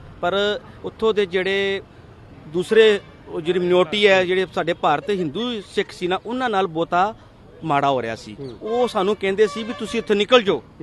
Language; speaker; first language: Punjabi; early bilingual, heritage; Punjabi